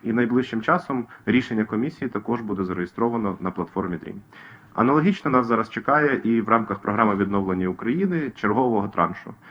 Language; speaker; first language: Ukrainian; native; Ukrainian